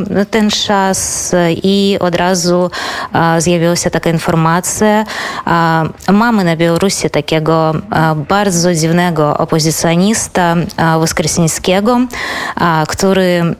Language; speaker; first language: Polish; non-native, fluent; Belarusian